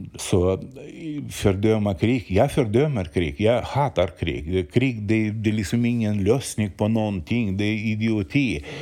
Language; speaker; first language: Swedish; non-native, fluent; Russian